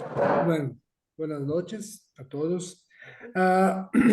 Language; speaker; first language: Spanish; non-native, fluent; Portuguese